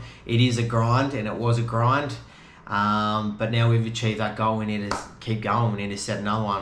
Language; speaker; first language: English; native; English